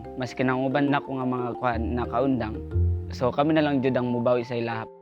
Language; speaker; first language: Cebuano; non-native, local second language; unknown